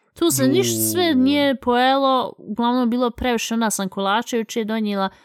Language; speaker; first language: Bosnian; early bilingual, heritage; Bosnian